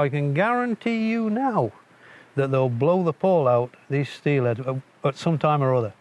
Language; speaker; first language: English; native; English